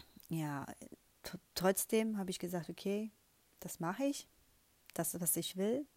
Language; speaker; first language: German; non-native, fluent; Portuguese